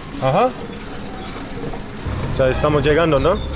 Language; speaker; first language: Spanish; non-native, learner; English